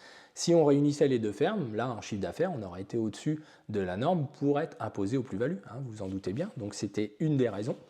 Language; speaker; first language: French; native; French